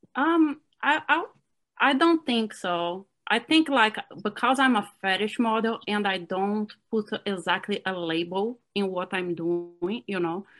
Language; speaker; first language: English; non-native, fluent; Portuguese